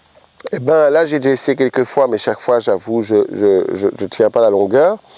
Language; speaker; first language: French; native; French